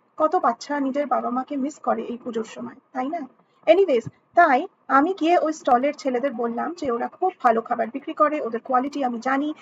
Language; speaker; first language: Bangla; early bilingual, heritage; Bangla